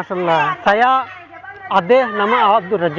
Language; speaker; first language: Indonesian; non-native, learner; Bangla